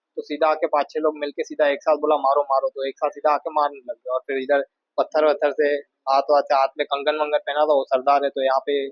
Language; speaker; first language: Hindi; native; Hindi